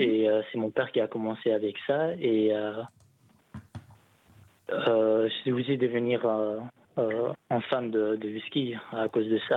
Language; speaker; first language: French; non-native, local second language; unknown